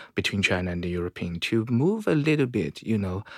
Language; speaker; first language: English; non-native, fluent; Chinese